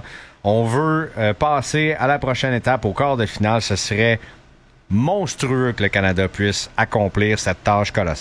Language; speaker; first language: French; native; French